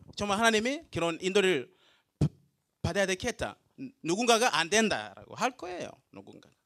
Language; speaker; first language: Korean; non-native, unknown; Swahili